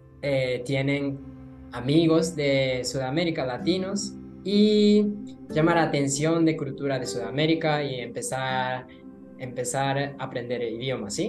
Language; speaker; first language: Spanish; non-native, learner; Japanese